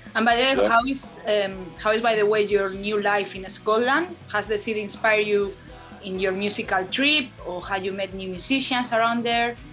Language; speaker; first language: English; non-native, fluent; Spanish